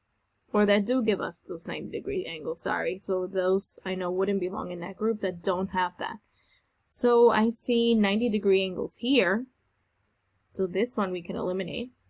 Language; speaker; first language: English; native; English